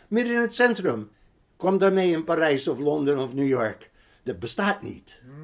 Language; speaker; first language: Dutch; non-native, fluent; English